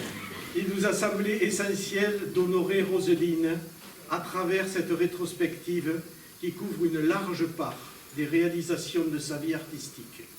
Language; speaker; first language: French; native; French